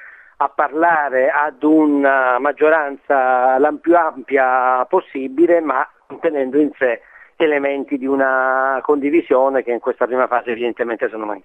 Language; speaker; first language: Italian; native; Italian